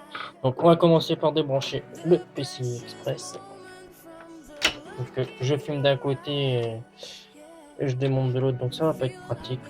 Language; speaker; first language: French; native; French